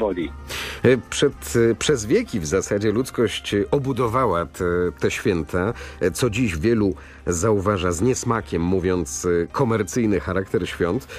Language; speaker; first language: Polish; native; Polish